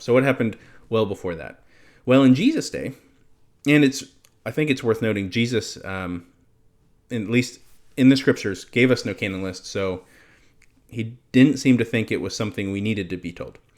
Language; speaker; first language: English; native; English